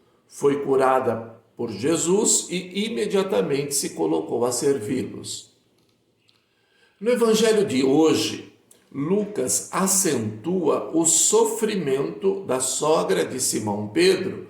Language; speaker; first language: Portuguese; native; Portuguese